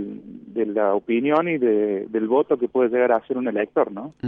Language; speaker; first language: Spanish; native; Spanish